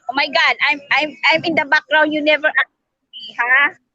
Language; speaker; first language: English; non-native, learner; Filipino